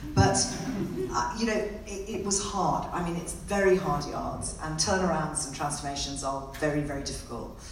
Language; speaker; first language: English; native; English